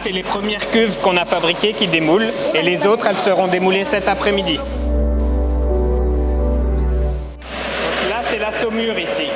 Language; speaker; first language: French; native; French